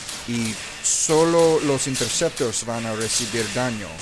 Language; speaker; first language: Spanish; non-native, learner; English